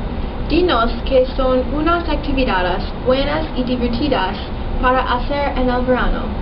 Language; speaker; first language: Spanish; non-native, learner; English